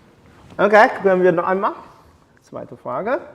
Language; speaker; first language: German; non-native, learner; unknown